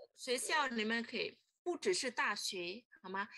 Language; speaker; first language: Chinese; non-native, fluent; Vietnamese